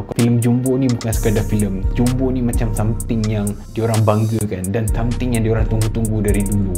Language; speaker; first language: Malay; native; Malay